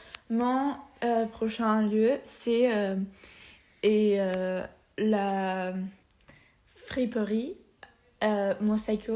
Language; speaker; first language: French; non-native, learner; Spanish